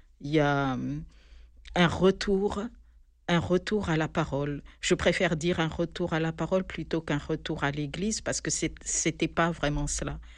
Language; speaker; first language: French; non-native, local second language; Malagasy